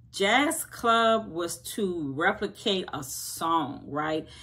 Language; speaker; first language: English; native; English